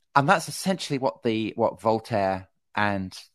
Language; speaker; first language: English; native; English